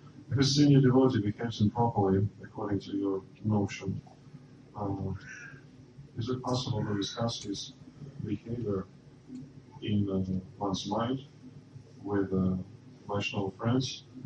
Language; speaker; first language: English; non-native, fluent; Russian